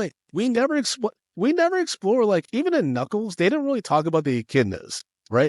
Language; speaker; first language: English; native; English